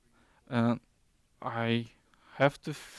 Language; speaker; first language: English; non-native, fluent; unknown